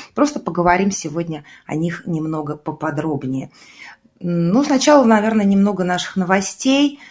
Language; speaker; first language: Russian; native; Russian